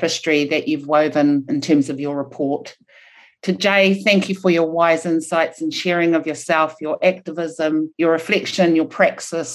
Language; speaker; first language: English; non-native, local second language; Māori